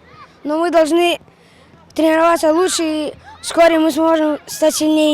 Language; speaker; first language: Russian; non-native, local second language; Tajik